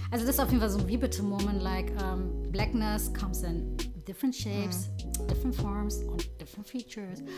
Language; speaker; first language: German; early bilingual, other home language; Somali